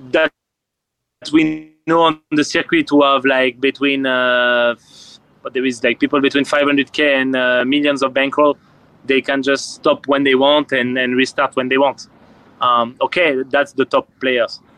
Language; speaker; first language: English; non-native, fluent; French